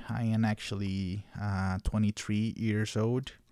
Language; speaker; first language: English; non-native, fluent; Portuguese